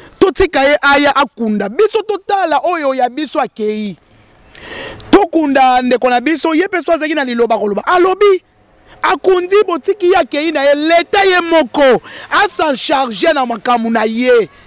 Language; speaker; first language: Lingala; non-native, local second language; Luba-Lulua